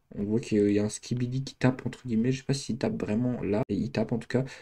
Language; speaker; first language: French; native; French